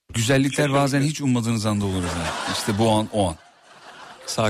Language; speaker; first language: Turkish; native; Turkish